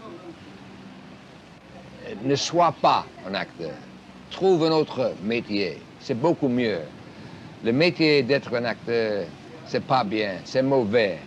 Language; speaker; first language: French; non-native, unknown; English